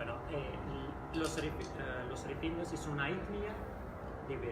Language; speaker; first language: Spanish; non-native, fluent; Riffian